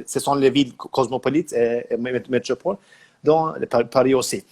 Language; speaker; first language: French; non-native, learner; Turkish